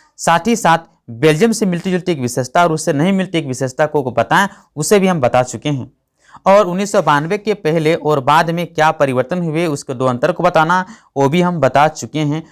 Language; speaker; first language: Hindi; native; Hindi